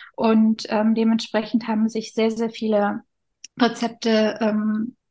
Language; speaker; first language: German; early bilingual, other home language; Turkish